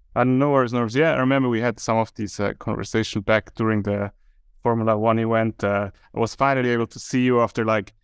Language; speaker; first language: English; non-native, fluent; German